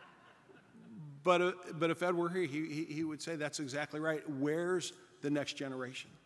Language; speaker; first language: English; native; English